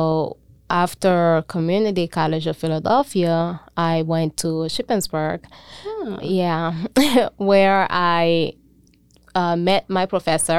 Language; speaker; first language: English; non-native, fluent; Mandingo